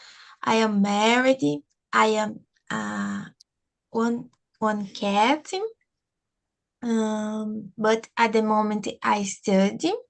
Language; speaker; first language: English; non-native, learner; Portuguese